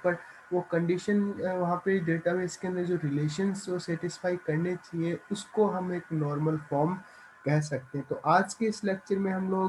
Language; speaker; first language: Hindi; native; Hindi